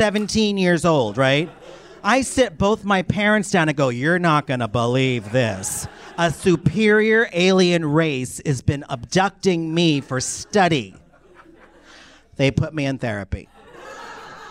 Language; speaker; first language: English; native; English